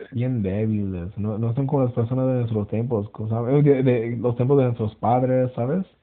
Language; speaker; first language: Spanish; early bilingual, heritage; Spanish